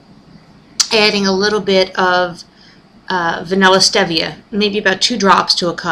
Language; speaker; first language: English; native; English